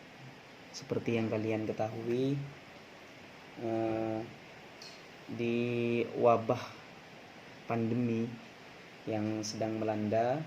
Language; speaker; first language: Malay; non-native, local second language; Madurese